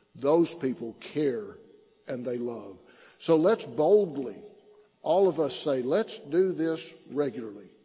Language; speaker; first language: English; native; English